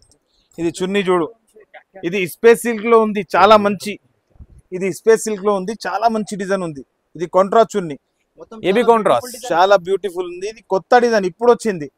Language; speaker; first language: Telugu; non-native, local second language; Urdu